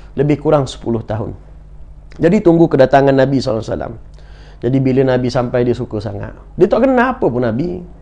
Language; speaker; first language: Malay; native; Malay